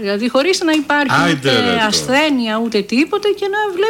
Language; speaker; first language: Greek; native; Greek